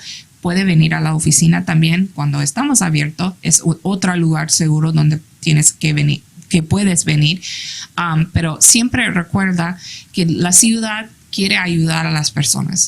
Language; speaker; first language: Spanish; early bilingual, heritage; English